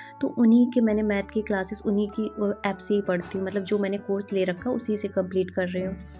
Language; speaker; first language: Hindi; native; Hindi